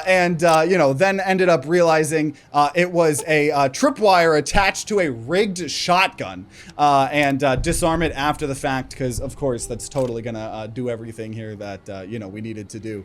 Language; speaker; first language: English; native; English